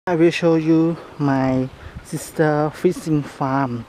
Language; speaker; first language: English; non-native, learner; Khmer